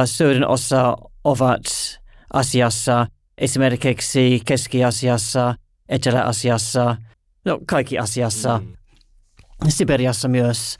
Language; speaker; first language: Finnish; non-native, learner; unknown